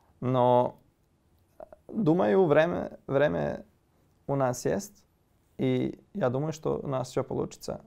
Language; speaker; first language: Russian; non-native, learner; Serbian